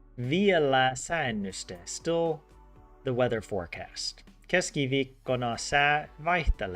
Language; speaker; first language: Finnish; non-native, learner; English